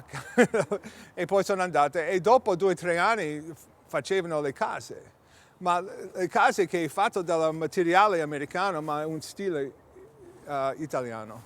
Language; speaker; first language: Italian; early bilingual, heritage; English